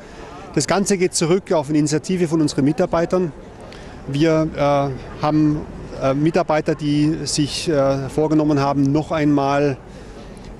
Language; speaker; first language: German; native; German